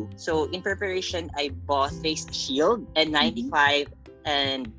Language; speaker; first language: English; non-native, local second language; Filipino